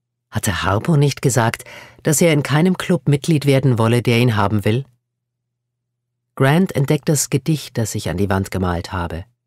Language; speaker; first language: German; native; German